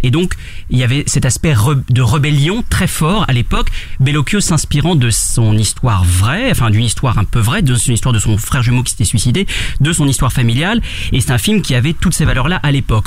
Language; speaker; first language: French; native; French